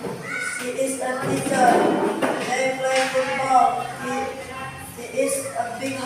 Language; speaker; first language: English; non-native, learner; Indonesian